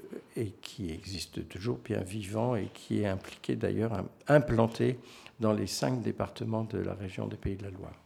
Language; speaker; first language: French; native; French